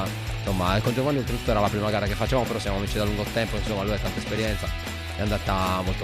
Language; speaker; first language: Italian; native; Italian